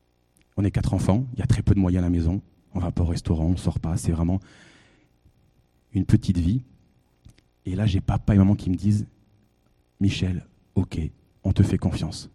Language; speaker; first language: French; native; French